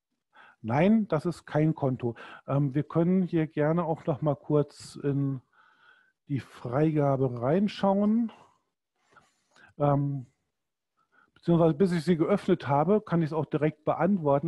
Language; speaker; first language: German; native; German